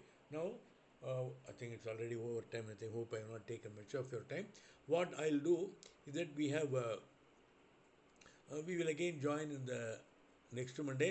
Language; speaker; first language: English; non-native, local second language; Tamil